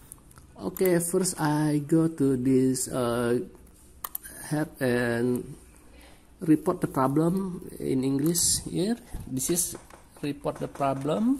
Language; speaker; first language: English; non-native, learner; Indonesian